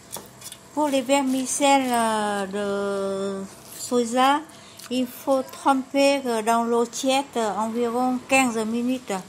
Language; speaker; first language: French; non-native, learner; Vietnamese